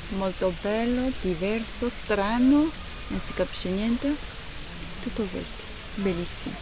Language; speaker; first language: Italian; non-native, learner; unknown